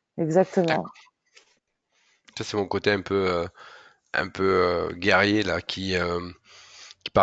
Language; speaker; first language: French; native; French